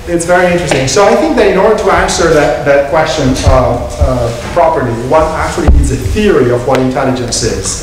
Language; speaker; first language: English; non-native, fluent; Italian